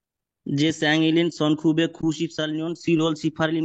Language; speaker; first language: Korean; non-native, learner; Bangla